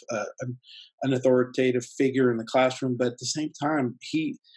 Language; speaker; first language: English; early bilingual, other home language; Spanish